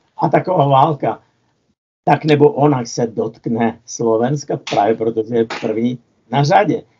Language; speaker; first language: Czech; non-native, fluent; Russian